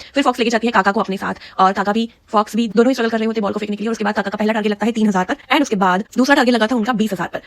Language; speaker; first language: Hindi; native; Hindi